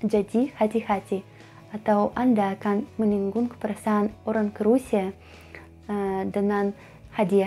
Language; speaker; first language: Indonesian; non-native, fluent; Russian